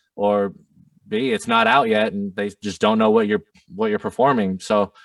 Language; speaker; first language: English; non-native, fluent; German